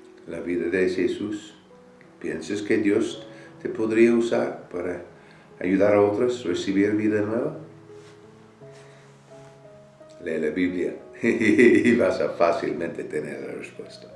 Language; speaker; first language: Spanish; non-native, fluent; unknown